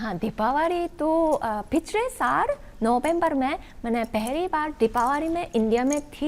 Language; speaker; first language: Hindi; non-native, learner; Japanese